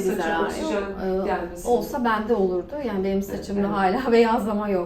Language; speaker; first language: Turkish; native; Turkish